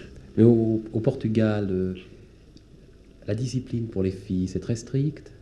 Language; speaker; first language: French; native; French